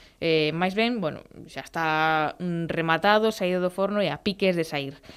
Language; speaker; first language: Galician; native; Galician